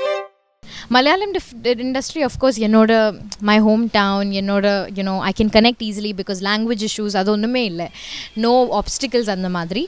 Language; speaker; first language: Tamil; non-native, learner; Malayalam